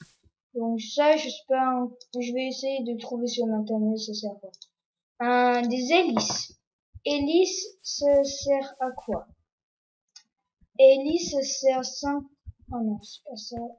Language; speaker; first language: French; non-native, learner; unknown